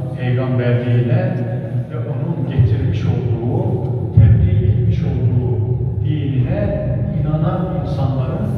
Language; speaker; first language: Turkish; native; Turkish